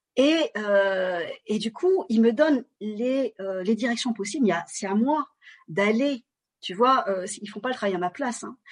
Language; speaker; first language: French; native; French